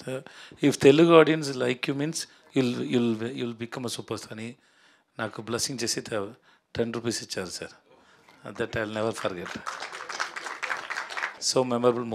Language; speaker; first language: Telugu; non-native, learner; Tamil